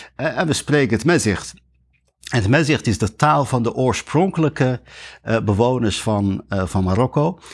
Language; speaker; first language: Dutch; early bilingual, other home language; Riffian